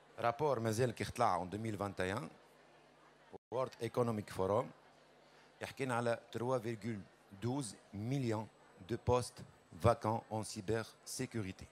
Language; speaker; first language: French; non-native, local second language; Arabic